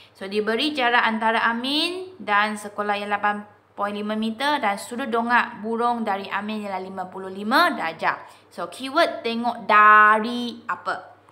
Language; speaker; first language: Malay; non-native, local second language; Chinese